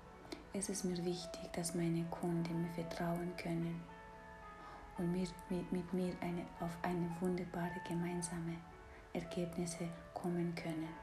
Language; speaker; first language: German; non-native, fluent; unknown